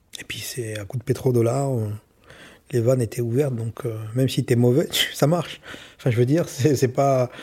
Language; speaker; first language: French; native; French